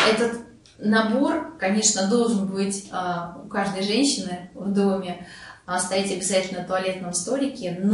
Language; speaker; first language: Russian; native; Russian